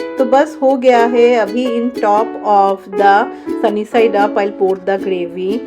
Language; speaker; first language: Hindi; non-native, local second language; Bangla